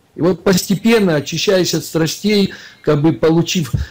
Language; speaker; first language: Russian; native; Russian